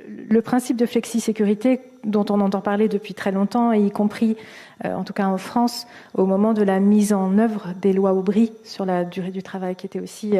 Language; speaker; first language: French; native; French